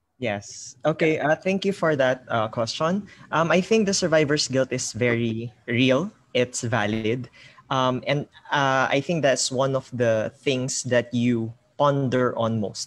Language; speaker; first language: English; non-native, local second language; Filipino